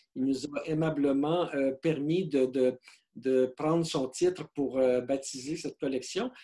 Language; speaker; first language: French; native; French